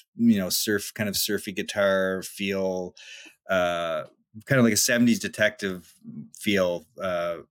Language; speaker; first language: English; native; English